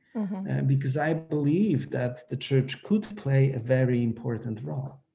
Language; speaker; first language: English; non-native, fluent; Polish